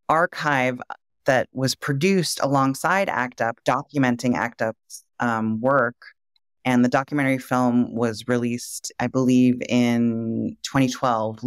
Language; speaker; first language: English; native; English